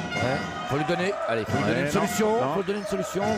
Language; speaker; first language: French; native; French